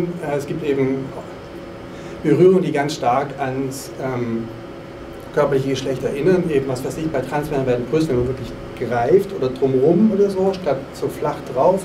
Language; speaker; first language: German; native; German